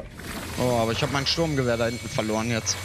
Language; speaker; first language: German; native; German